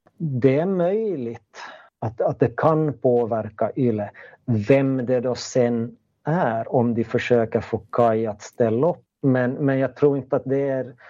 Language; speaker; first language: Swedish; native; Swedish